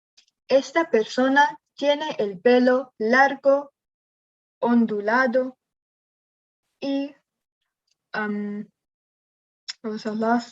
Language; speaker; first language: Spanish; non-native, learner; English